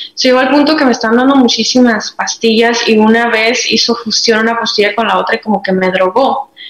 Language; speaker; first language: Spanish; native; Spanish